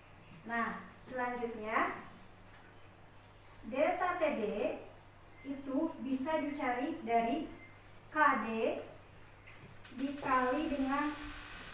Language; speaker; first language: Indonesian; native; Indonesian